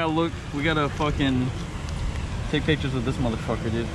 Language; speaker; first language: English; native; English